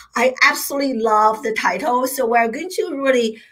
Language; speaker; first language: English; non-native, fluent; Chinese